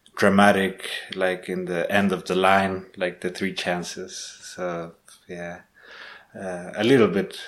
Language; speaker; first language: English; non-native, learner; Spanish